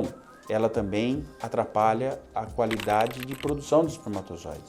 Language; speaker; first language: Portuguese; native; Portuguese